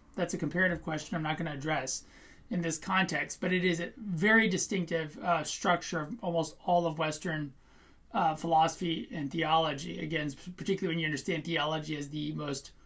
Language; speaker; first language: English; native; English